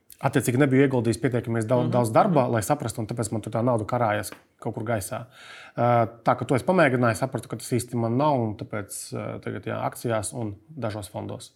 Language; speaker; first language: Latvian; native; Latvian